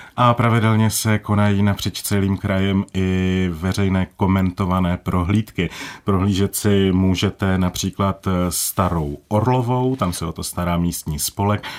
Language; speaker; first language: Czech; native; Czech